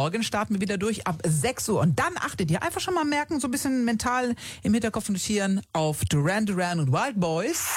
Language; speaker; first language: German; native; German